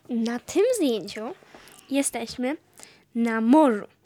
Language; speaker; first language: Polish; early bilingual, heritage; Polish